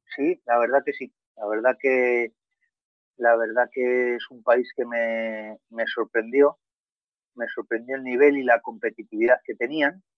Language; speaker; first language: Spanish; native; Spanish